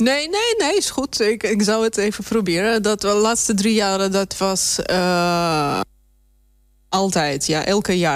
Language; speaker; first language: Dutch; non-native, fluent; Russian